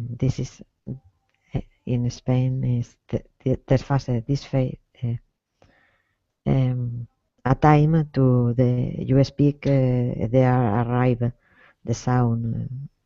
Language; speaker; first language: English; non-native, learner; Spanish